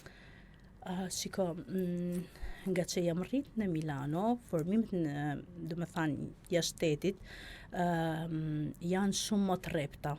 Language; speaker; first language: Albanian; early bilingual, heritage; Albanian